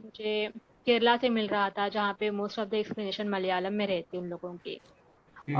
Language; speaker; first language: Hindi; native; Hindi